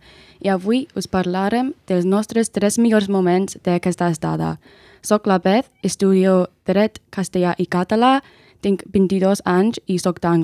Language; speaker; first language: Catalan; non-native, learner; English